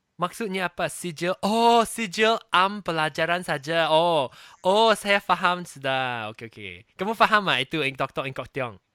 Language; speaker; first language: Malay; non-native, local second language; Chinese